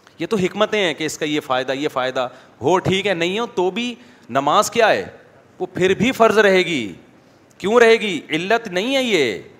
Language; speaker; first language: Urdu; native; Urdu